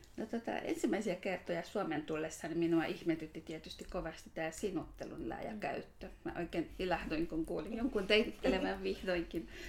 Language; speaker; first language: Finnish; non-native, fluent; Hungarian